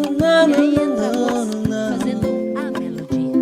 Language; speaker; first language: Portuguese; non-native, learner; Spanish